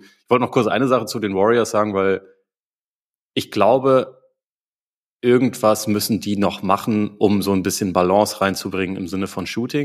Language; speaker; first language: German; native; German